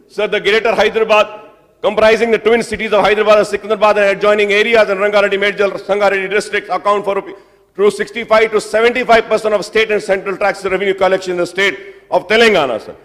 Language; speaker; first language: English; non-native, local second language; Urdu